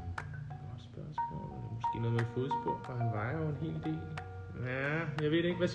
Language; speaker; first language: Danish; native; Danish